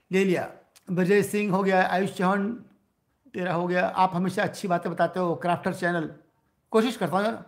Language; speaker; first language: Hindi; native; Hindi